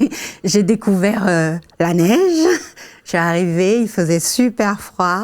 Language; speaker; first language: French; early bilingual, other home language; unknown